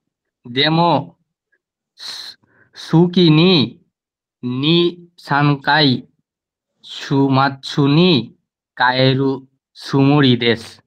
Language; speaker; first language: Japanese; non-native, learner; Bangla